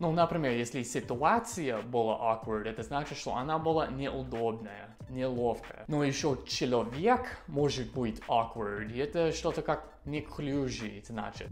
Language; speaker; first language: Russian; non-native, fluent; English